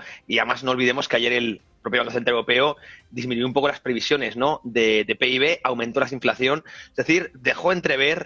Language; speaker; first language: Spanish; native; Spanish